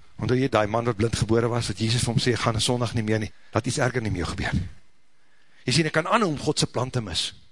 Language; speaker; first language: Afrikaans; native; Afrikaans